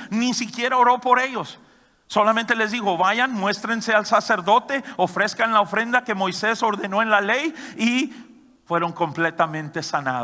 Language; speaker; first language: Spanish; native; Spanish